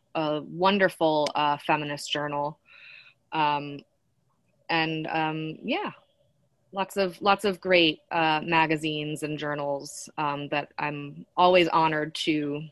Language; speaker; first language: English; native; English